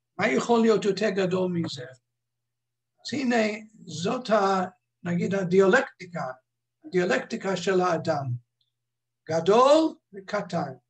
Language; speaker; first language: Hebrew; non-native, fluent; English